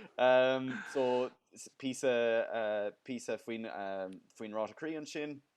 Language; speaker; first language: Irish; non-native, local second language; English